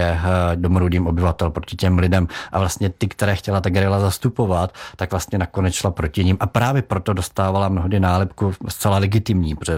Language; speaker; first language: Czech; native; Czech